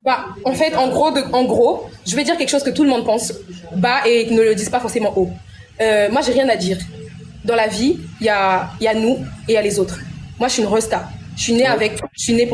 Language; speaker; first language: French; non-native, local second language; Lingala